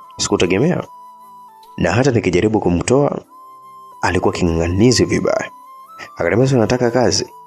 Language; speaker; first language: Swahili; native; Swahili